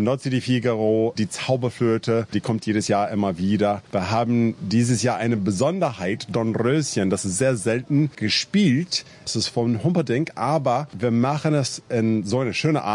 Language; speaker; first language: German; non-native, fluent; English